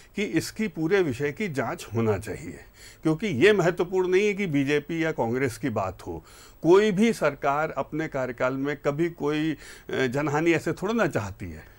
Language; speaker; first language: Hindi; native; Hindi